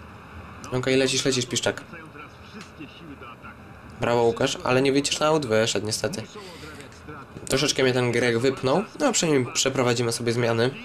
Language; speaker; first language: Polish; native; Polish